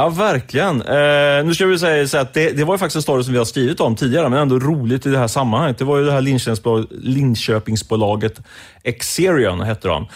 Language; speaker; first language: Swedish; native; Swedish